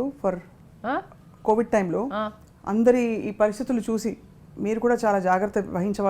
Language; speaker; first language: Telugu; native; Telugu